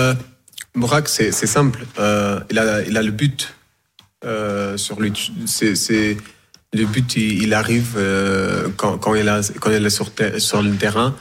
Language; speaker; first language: French; non-native, fluent; Portuguese